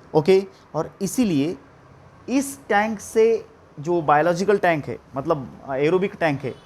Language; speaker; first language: Hindi; non-native, local second language; Marathi